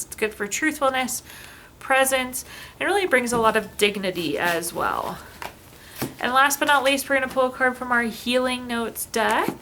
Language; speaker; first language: English; native; English